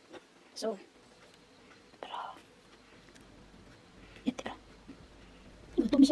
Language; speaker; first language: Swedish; non-native, learner; Cebuano